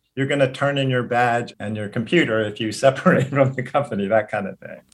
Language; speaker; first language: English; native; English